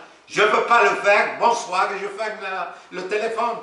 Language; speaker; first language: French; non-native, local second language; Arabic